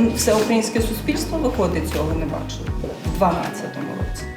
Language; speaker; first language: Ukrainian; non-native, local second language; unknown